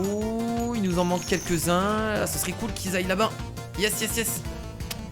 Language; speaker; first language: French; native; French